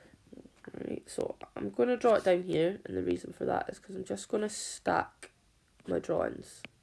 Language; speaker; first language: English; native; English